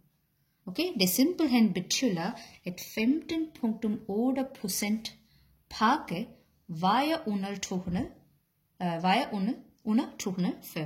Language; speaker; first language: Danish; non-native, learner; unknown